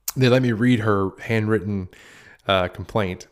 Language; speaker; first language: English; native; English